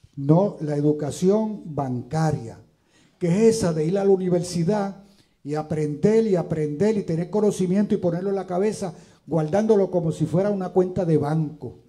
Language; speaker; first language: Spanish; native; Spanish